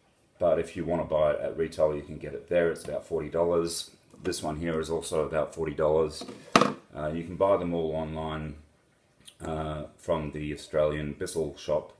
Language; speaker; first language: English; native; English